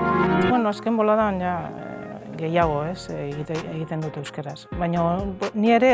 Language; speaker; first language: Basque; non-native, local second language; Spanish